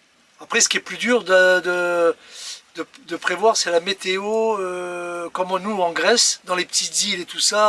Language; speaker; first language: French; native; French